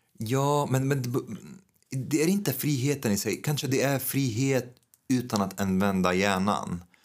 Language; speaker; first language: Swedish; non-native, fluent; Arabic